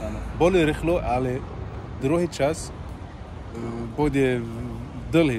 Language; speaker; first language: Slovak; non-native, learner; Arabic